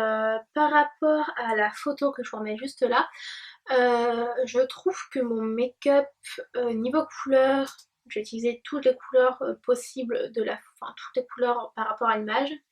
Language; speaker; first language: French; native; French